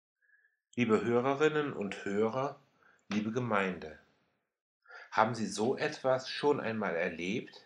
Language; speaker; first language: German; native; German